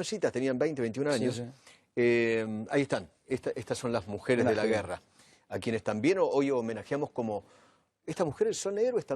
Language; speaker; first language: Spanish; native; Spanish